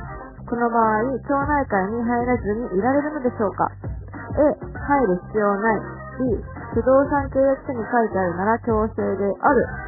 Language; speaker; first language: Japanese; native; Japanese